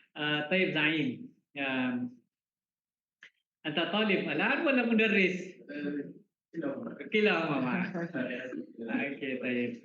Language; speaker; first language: Arabic; non-native, fluent; Malay